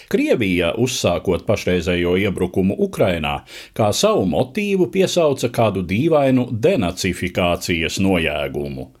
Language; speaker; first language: Latvian; native; Latvian